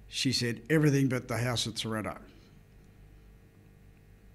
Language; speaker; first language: English; native; English